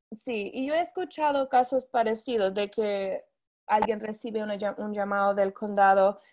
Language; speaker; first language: Spanish; non-native, fluent; English